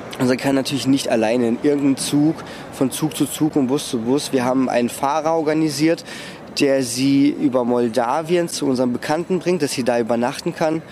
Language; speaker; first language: German; early bilingual, other home language; Russian